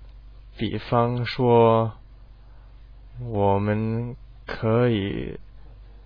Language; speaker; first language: Chinese; non-native, learner; English